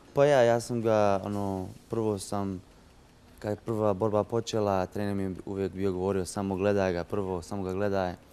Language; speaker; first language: Croatian; early bilingual, heritage; Bosnian